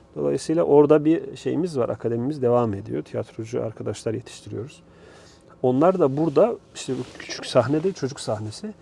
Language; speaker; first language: Turkish; early bilingual, heritage; Turkish